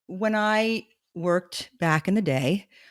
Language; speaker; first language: English; native; English